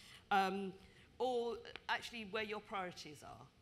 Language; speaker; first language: English; native; English